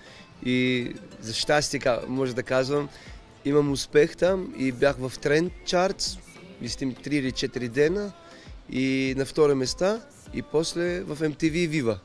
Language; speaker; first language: Bulgarian; non-native, learner; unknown